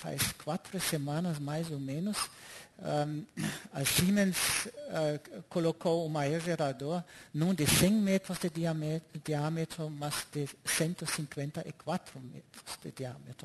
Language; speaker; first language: Portuguese; non-native, fluent; German